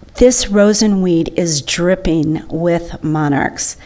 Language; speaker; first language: English; native; English